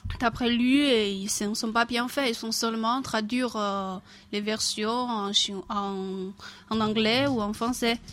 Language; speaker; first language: French; non-native, fluent; Chinese